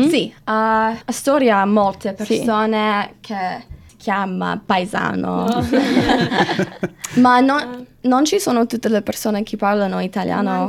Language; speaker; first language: Italian; non-native, learner; English